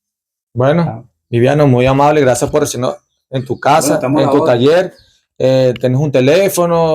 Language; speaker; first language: Spanish; native; Spanish